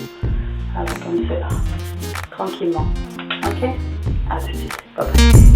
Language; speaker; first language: French; native; French